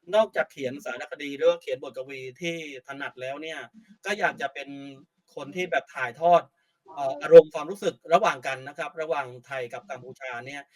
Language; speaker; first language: Thai; native; Thai